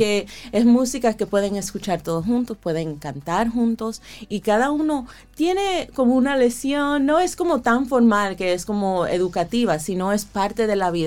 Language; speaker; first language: Spanish; early bilingual, heritage; Spanish